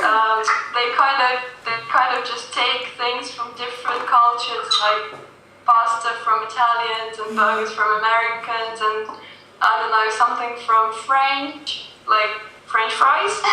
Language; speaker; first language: English; non-native, fluent; Russian